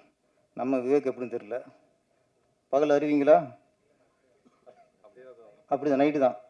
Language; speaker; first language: Tamil; native; Tamil